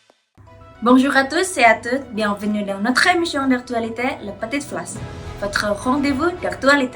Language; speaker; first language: French; non-native, learner; Indonesian